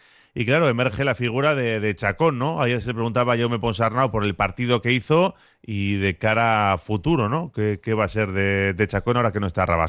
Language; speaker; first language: Spanish; native; Spanish